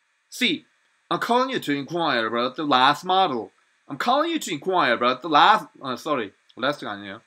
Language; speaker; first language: English; non-native, fluent; Korean